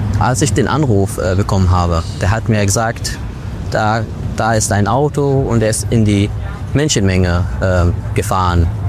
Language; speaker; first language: German; non-native, fluent; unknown